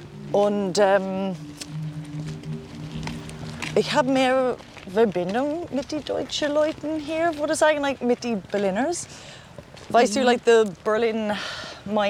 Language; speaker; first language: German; non-native, fluent; English